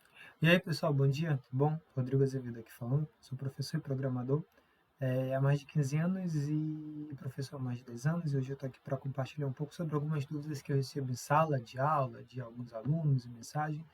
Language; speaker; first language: Portuguese; native; Portuguese